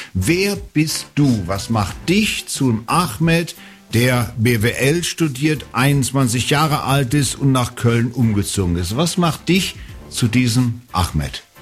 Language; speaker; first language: German; native; German